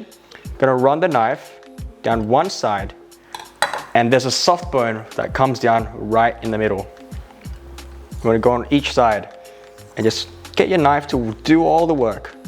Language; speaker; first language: English; native; English